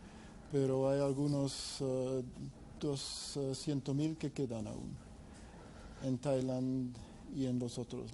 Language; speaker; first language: Spanish; non-native, fluent; English